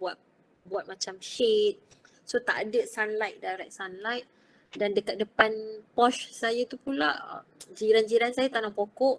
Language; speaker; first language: Malay; native; Malay